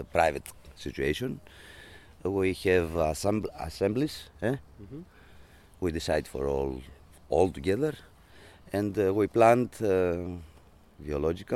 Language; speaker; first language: English; non-native, learner; Greek